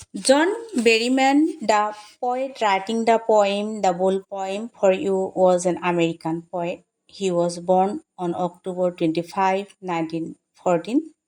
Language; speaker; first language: English; non-native, local second language; Assamese